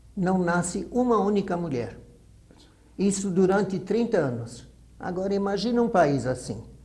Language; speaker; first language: Portuguese; early bilingual, other home language; German